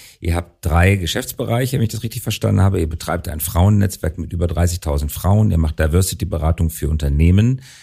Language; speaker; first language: German; native; German